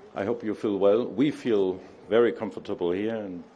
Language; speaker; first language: English; non-native, fluent; German